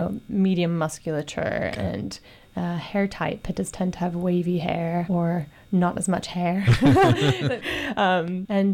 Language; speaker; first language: English; native; English